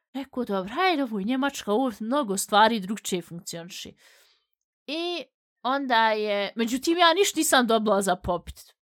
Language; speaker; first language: Bosnian; early bilingual, heritage; Bosnian